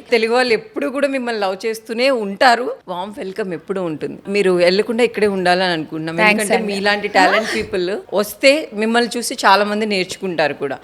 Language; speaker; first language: Telugu; native; Telugu